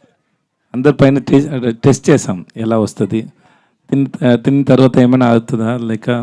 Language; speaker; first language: Telugu; non-native, learner; Tamil